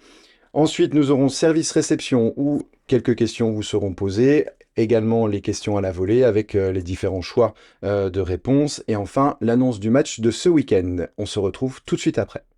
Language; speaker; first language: French; native; French